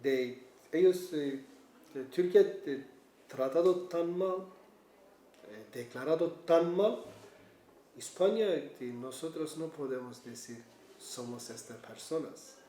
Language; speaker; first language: Spanish; non-native, learner; Kurdish